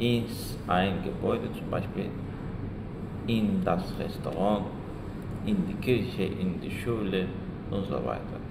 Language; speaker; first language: German; non-native, fluent; Azerbaijani